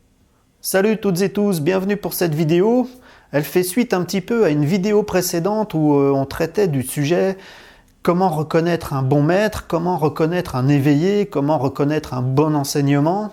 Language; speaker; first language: French; native; French